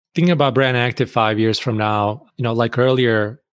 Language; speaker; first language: English; non-native, fluent; Bosnian